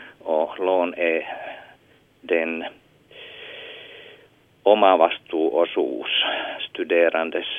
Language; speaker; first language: Swedish; non-native, local second language; Finnish